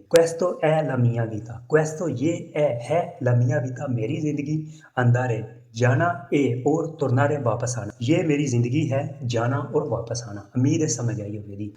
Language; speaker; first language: Urdu; non-native, local second language; Punjabi